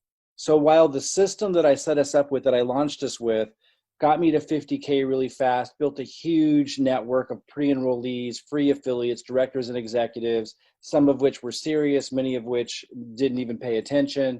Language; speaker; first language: English; native; English